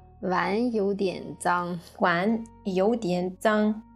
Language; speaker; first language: Chinese; non-native, learner; Russian